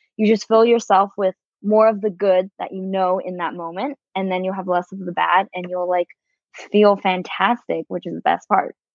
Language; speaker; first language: English; native; English